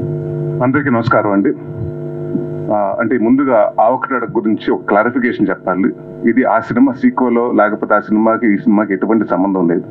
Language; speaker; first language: Telugu; native; Telugu